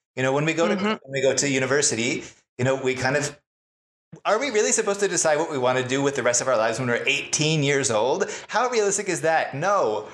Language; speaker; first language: English; native; English